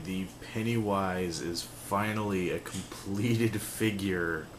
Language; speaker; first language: English; native; English